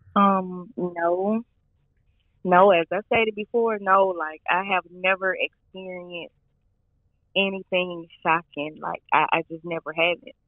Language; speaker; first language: English; native; English